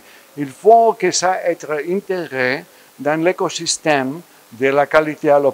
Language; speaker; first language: French; non-native, fluent; Spanish